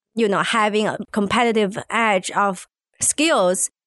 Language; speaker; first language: English; non-native, fluent; Chinese